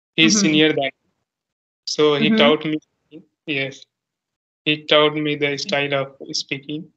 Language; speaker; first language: English; non-native, local second language; Hindi